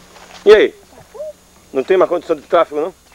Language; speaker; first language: Portuguese; native; Portuguese